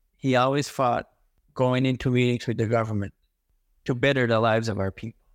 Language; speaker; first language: English; non-native, fluent; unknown